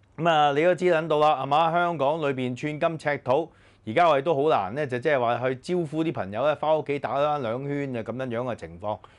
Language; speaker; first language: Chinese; non-native, local second language; Cantonese